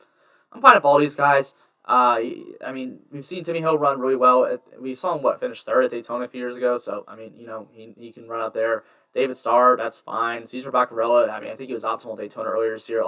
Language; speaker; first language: English; native; English